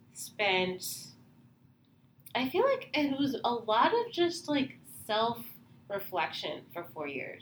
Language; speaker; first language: English; native; English